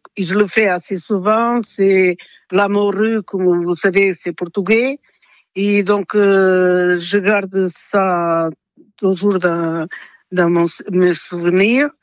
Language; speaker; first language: French; non-native, fluent; Portuguese